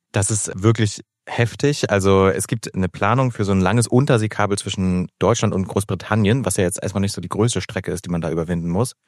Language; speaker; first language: German; native; German